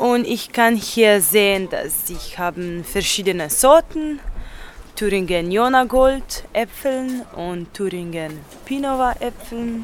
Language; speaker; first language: German; non-native, learner; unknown